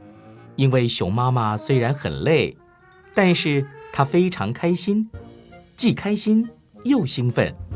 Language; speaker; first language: Chinese; native; Chinese